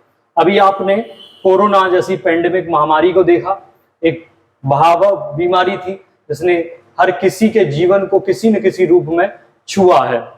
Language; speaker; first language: Hindi; native; Hindi